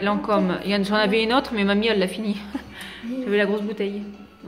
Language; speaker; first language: French; native; French